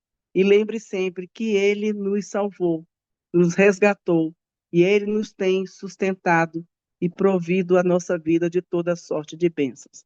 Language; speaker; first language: Portuguese; native; Portuguese